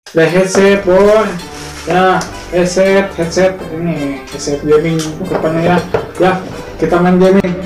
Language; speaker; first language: Indonesian; non-native, local second language; Sundanese